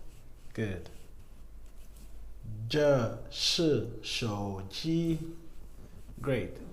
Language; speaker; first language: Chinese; non-native, learner; English